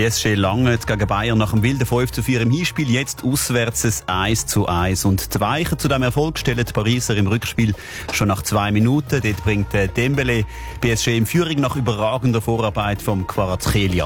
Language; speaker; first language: German; native; German